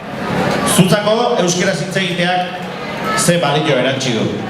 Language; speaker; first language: Basque; native; Basque